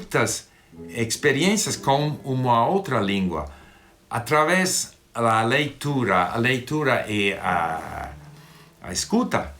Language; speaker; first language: Portuguese; non-native, fluent; English